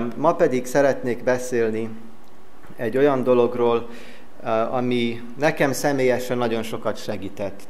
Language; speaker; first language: Hungarian; early bilingual, heritage; English